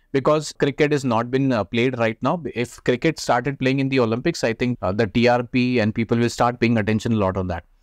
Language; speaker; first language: English; non-native, local second language; Hindi